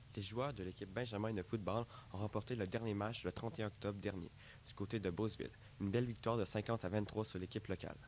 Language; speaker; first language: French; native; French